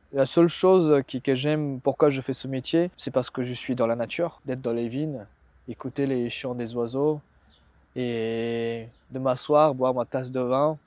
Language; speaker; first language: French; non-native, fluent; Persian